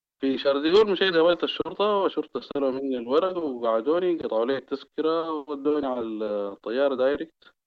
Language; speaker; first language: Arabic; native; Arabic